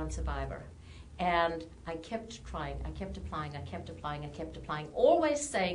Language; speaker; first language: English; native; English